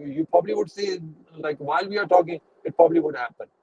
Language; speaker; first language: English; non-native, local second language; Urdu